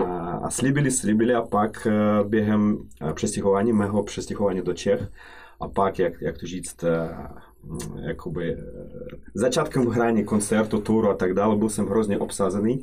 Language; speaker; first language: Czech; non-native, fluent; Russian